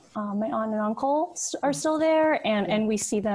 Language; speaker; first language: English; early bilingual, other home language; Cantonese